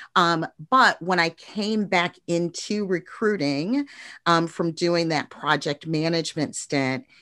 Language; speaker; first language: English; native; English